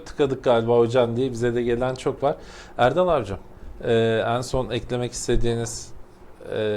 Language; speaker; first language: Turkish; native; Turkish